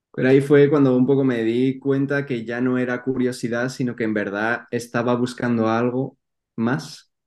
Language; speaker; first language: Spanish; native; Spanish